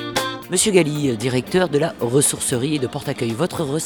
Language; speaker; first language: French; native; French